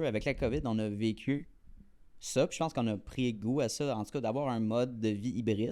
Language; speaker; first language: French; native; French